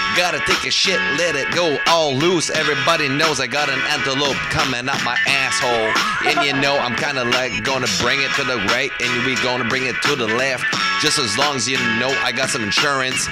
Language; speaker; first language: English; native; English